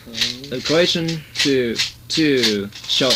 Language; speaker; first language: English; non-native, learner; Japanese